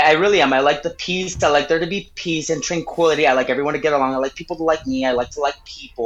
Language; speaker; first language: English; native; English